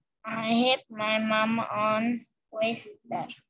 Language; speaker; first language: English; non-native, learner; Vietnamese